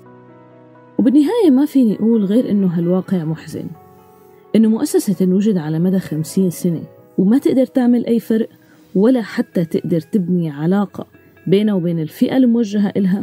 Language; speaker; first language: Arabic; native; Arabic